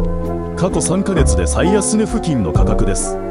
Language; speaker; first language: Japanese; native; Japanese